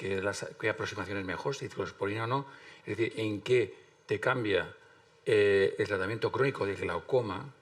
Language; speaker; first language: Spanish; native; Spanish